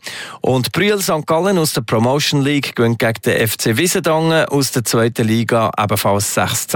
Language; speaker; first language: German; native; German